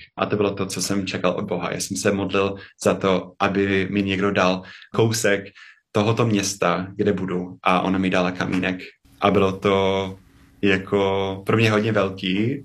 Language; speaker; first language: Czech; non-native, fluent; English